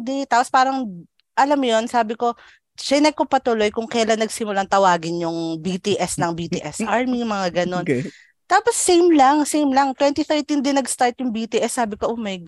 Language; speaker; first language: English; non-native, local second language; Filipino